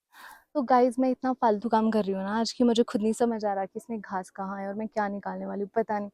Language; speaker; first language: Hindi; native; Hindi